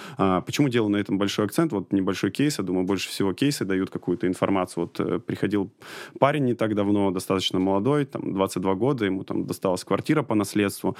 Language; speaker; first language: Russian; native; Russian